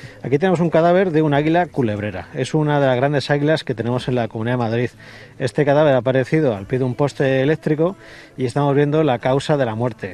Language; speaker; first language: Spanish; native; Spanish